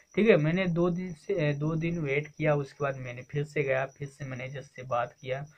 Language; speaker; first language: Hindi; native; Hindi